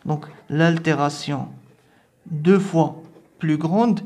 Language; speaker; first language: French; non-native, local second language; Arabic